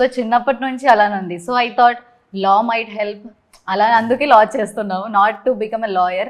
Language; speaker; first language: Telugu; non-native, learner; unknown